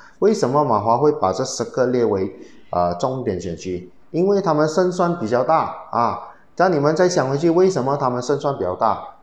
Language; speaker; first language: Chinese; native; Chinese